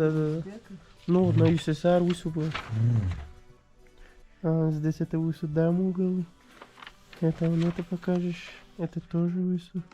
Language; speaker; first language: Russian; non-native, learner; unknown